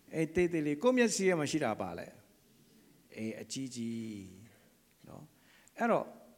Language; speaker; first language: Burmese; native; Burmese